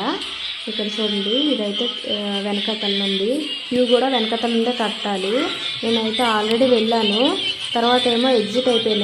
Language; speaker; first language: Telugu; native; Telugu